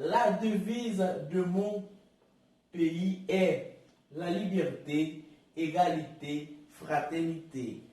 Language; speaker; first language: French; non-native, learner; Portuguese